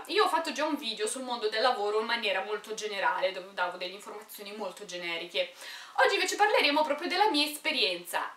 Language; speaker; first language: Italian; non-native, local second language; Romanian